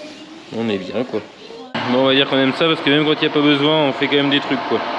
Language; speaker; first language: French; native; French